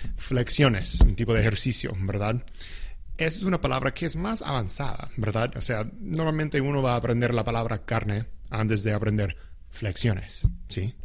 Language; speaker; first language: Spanish; non-native, fluent; English